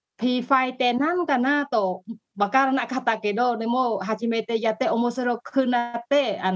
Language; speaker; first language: Japanese; non-native, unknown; Khmer